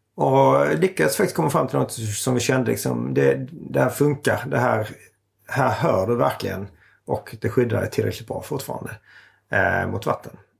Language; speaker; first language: Swedish; native; Swedish